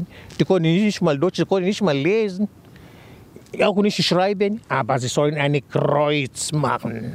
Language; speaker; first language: German; non-native, fluent; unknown